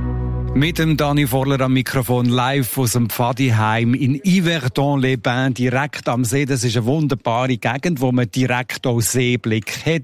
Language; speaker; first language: German; native; German